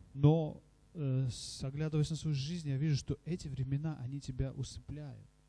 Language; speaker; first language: Russian; non-native, local second language; Latvian